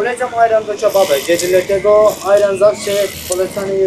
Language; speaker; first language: Polish; non-native, learner; Turkish